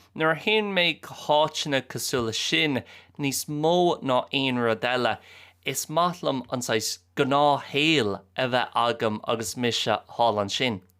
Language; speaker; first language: Irish; native; Irish